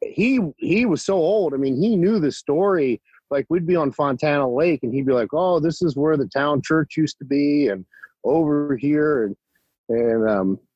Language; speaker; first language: English; native; English